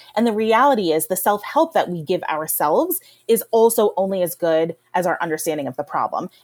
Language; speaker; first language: English; native; English